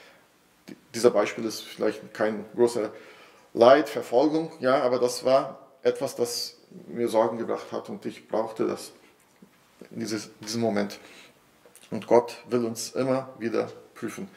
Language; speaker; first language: German; non-native, fluent; Portuguese